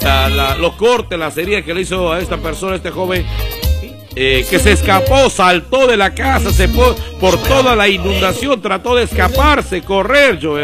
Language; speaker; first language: Spanish; native; Spanish